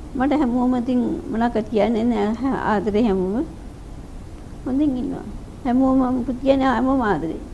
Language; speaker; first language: Sinhala; native; Sinhala